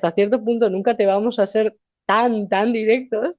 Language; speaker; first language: Spanish; native; Spanish